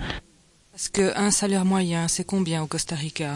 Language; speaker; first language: French; native; French